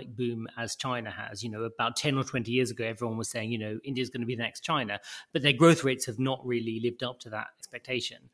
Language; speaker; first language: English; native; English